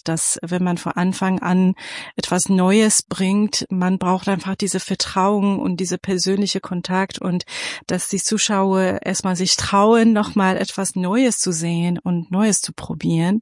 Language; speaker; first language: German; non-native, fluent; Persian